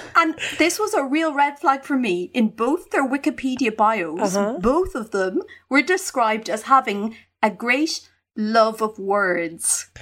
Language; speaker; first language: English; native; English